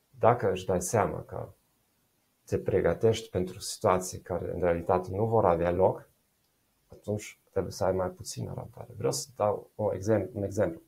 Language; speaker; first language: Romanian; non-native, fluent; German